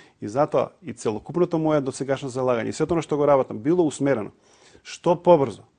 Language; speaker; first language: Macedonian; non-native, local second language; Serbian